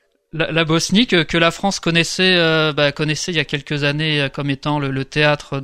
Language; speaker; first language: French; native; French